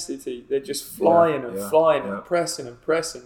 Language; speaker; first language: English; native; English